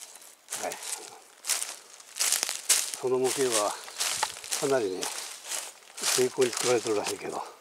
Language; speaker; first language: Japanese; native; Japanese